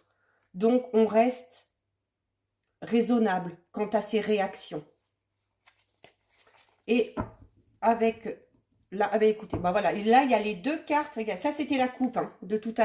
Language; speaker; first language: French; native; French